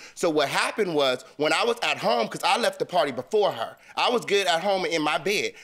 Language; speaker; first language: English; native; English